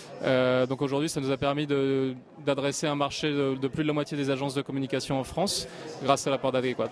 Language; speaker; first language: French; native; French